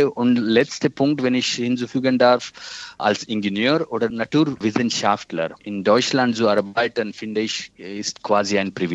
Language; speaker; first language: German; non-native, fluent; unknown